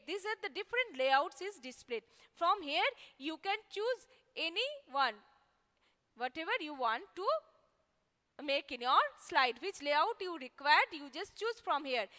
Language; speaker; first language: English; non-native, local second language; Bangla